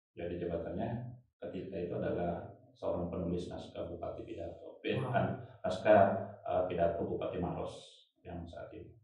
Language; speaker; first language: Indonesian; native; Indonesian